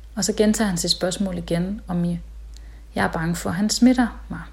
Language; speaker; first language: Danish; early bilingual, other home language; Tamil